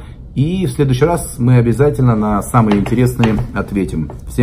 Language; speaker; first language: Russian; native; Russian